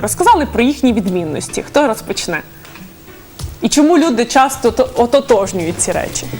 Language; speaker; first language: Ukrainian; native; Ukrainian